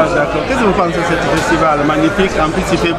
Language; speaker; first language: French; native; French